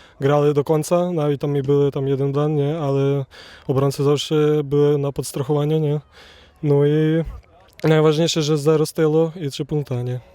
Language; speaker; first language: Polish; non-native, fluent; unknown